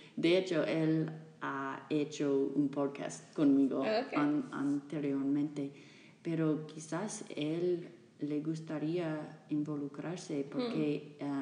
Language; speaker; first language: Spanish; non-native, fluent; English